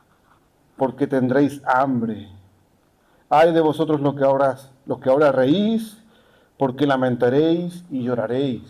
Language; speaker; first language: Spanish; native; Spanish